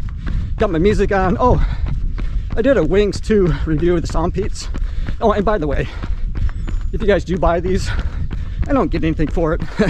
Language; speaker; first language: English; native; English